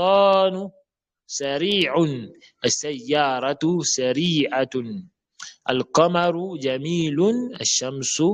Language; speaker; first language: Arabic; non-native, fluent; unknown